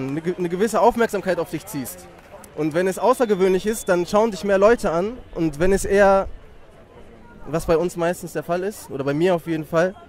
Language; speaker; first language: German; native; German